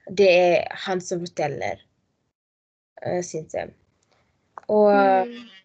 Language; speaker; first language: Norwegian; non-native, learner; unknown